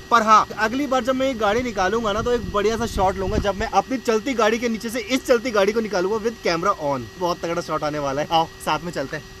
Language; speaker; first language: Hindi; native; Hindi